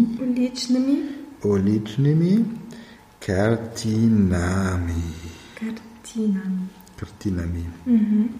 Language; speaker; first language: Russian; non-native, learner; German